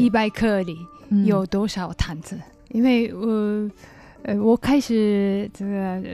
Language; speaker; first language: Chinese; non-native, learner; Japanese